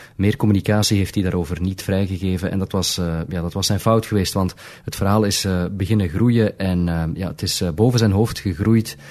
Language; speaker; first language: Dutch; native; Dutch